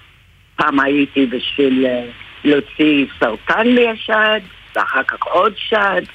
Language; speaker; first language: Hebrew; non-native, fluent; English